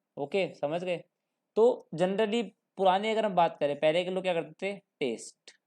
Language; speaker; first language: Hindi; native; Hindi